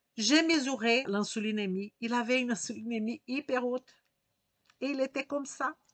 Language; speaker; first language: French; native; French